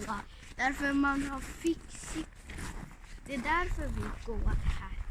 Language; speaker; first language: Swedish; early bilingual, other home language; Somali